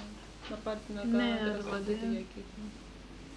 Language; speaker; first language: Greek; early bilingual, heritage; Greek